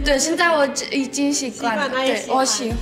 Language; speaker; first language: Chinese; non-native, learner; Mongolian